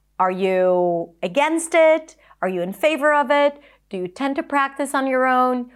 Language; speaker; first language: English; non-native, fluent; Hebrew